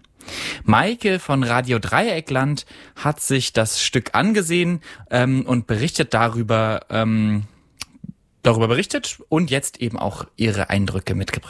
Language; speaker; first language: German; native; German